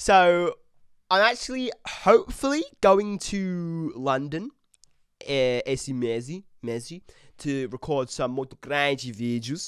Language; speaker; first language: Portuguese; non-native, learner; English